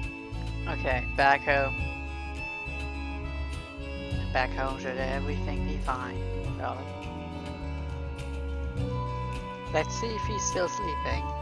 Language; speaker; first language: English; non-native, fluent; German